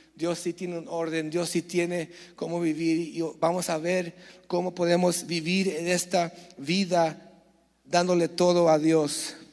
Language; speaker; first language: Spanish; early bilingual, heritage; Spanish